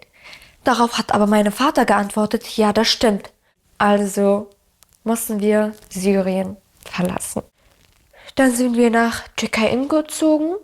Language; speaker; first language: German; early bilingual, other home language; Arabic